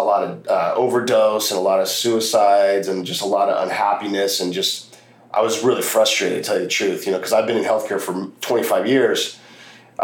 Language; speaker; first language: English; native; English